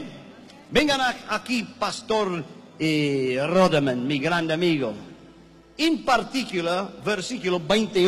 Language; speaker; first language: Spanish; non-native, learner; English